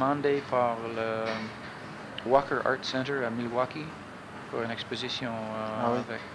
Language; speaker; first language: French; non-native, fluent; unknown